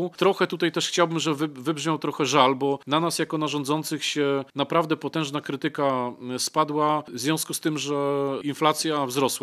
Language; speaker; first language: Polish; native; Polish